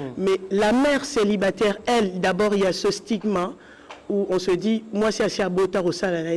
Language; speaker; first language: French; non-native, local second language; Lingala